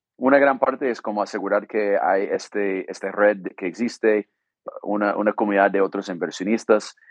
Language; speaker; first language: Spanish; non-native, fluent; English